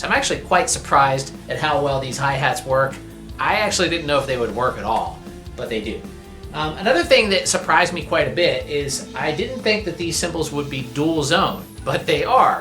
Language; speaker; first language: English; native; English